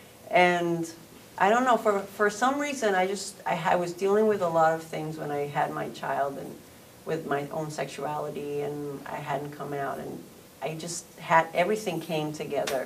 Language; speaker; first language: English; early bilingual, other home language; Spanish